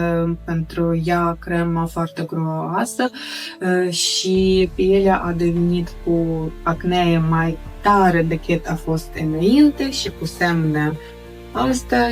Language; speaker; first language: Romanian; non-native, learner; Ukrainian